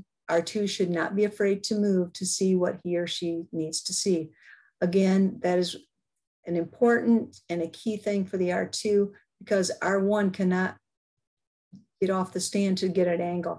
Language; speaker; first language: English; native; English